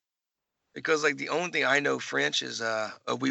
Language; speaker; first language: English; native; English